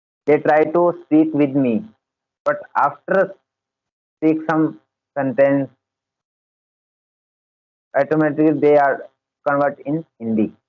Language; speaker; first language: English; non-native, learner; Hindi